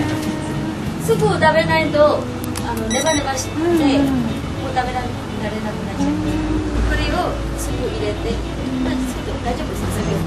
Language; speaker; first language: Japanese; non-native, learner; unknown